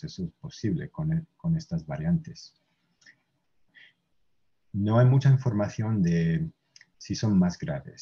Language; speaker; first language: Spanish; non-native, fluent; English